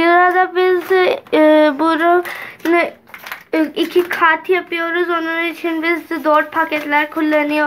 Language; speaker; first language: Turkish; non-native, learner; Urdu